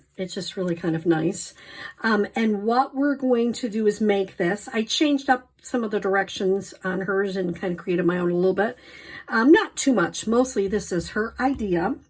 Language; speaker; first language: English; native; English